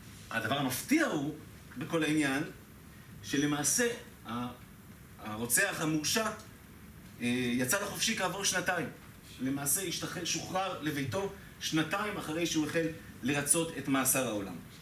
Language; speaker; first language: Hebrew; native; Hebrew